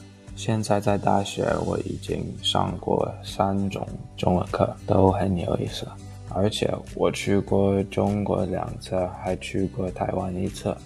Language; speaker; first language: Chinese; non-native, fluent; English